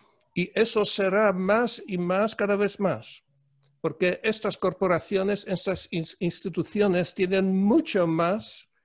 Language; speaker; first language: Spanish; non-native, fluent; Polish